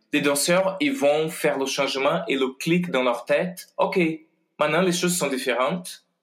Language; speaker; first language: French; non-native, fluent; Portuguese